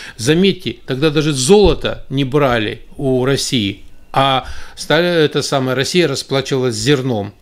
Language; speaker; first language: Russian; native; Russian